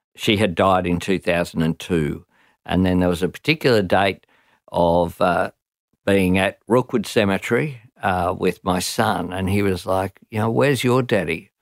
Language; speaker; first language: English; early bilingual, other home language; Italian